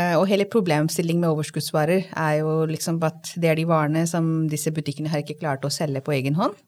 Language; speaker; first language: Norwegian; non-native, fluent; Hindi